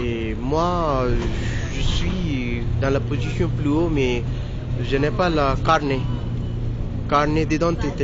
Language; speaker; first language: French; non-native, learner; Hindi